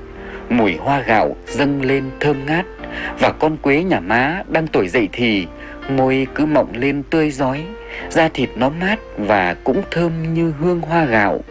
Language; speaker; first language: Vietnamese; native; Vietnamese